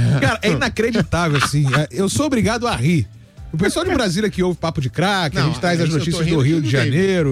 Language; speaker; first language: Portuguese; native; Portuguese